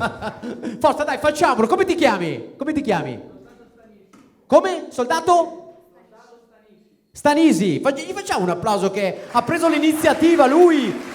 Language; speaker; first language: Italian; native; Italian